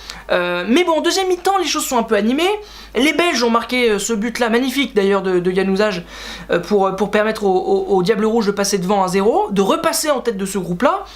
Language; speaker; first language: French; native; French